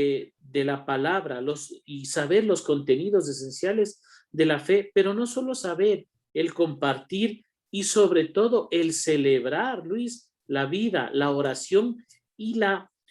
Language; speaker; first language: Spanish; native; Spanish